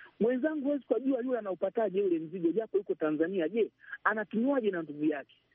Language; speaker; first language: Swahili; native; Swahili